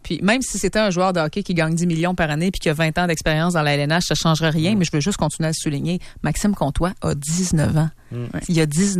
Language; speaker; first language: French; native; French